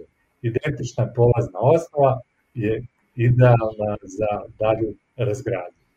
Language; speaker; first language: Serbian; native; Serbian